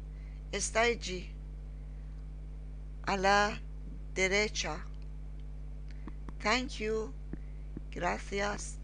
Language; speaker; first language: Spanish; non-native, learner; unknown